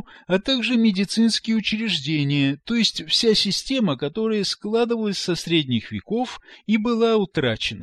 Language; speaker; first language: Russian; native; Russian